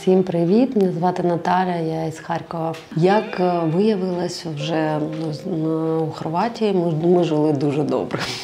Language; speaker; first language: Ukrainian; native; Ukrainian